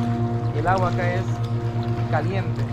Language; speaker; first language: Spanish; native; Spanish